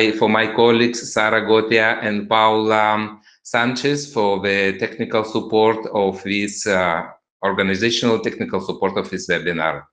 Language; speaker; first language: English; non-native, fluent; Russian